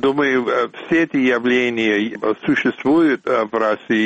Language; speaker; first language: Russian; non-native, fluent; English